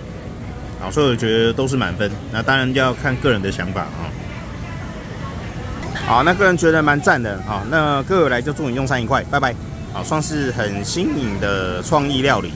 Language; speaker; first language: Chinese; native; Chinese